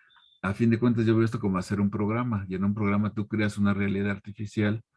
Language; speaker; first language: Spanish; native; Spanish